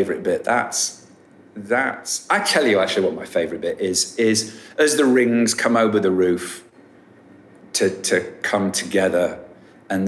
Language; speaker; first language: English; native; English